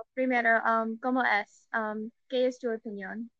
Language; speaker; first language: Spanish; non-native, learner; English